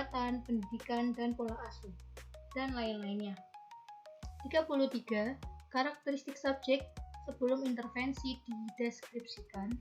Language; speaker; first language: Indonesian; native; Indonesian